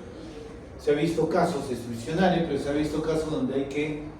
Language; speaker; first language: Spanish; native; Spanish